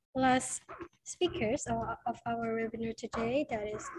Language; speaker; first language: English; non-native, fluent; Indonesian